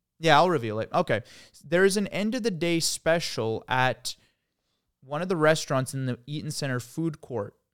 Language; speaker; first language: English; early bilingual, other home language; Croatian